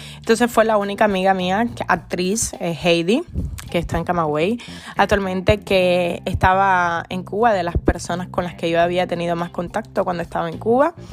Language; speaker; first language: Spanish; native; Spanish